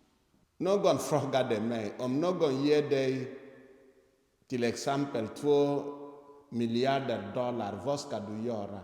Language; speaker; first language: Swedish; non-native, fluent; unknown